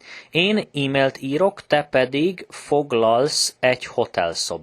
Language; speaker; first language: Hungarian; non-native, learner; English